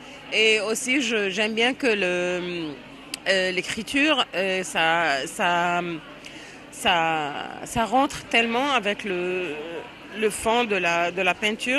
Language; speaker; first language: French; non-native, fluent; Arabic